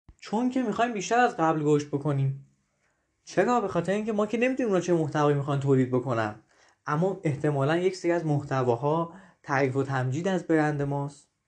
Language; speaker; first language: Persian; native; Persian